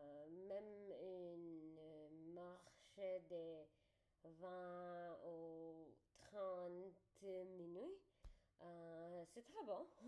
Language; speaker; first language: French; non-native, learner; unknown